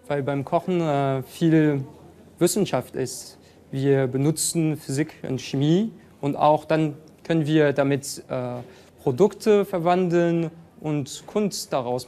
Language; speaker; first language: German; non-native, fluent; French